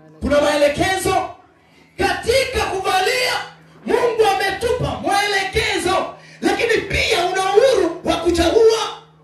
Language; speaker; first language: Swahili; non-native, local second language; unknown